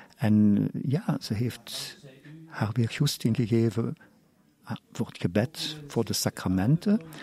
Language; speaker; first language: Dutch; non-native, local second language; German